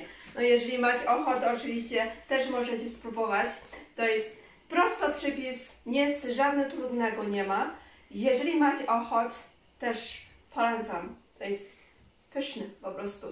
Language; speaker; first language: Polish; non-native, learner; Chinese